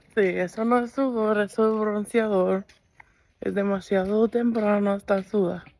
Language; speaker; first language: Spanish; non-native, fluent; English